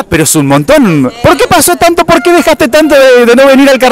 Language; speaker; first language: Spanish; native; Spanish